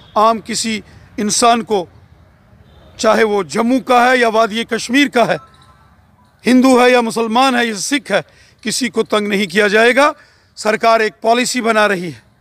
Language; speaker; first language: Hindi; non-native, local second language; Dogri